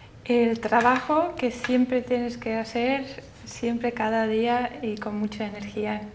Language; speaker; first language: Spanish; non-native, fluent; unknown